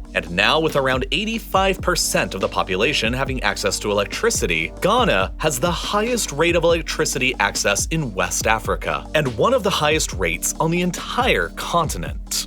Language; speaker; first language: English; native; English